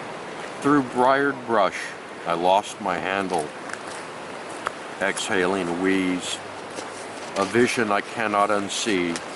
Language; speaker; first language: English; native; English